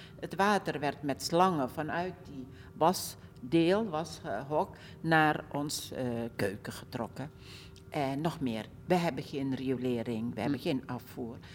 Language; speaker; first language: Dutch; early bilingual, other home language; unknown